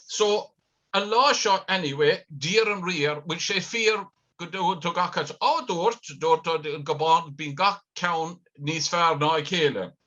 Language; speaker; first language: Irish; native; Irish